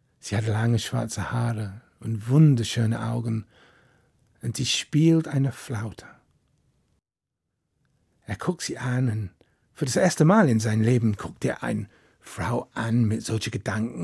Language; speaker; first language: German; non-native, fluent; English